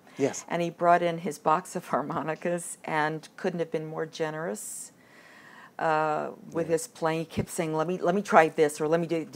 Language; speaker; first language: English; native; English